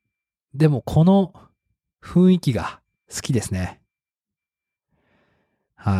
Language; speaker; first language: Japanese; non-native, fluent; English